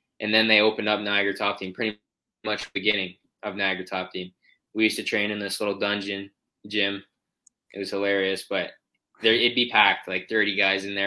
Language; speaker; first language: English; native; English